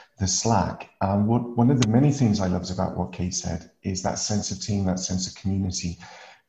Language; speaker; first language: English; native; English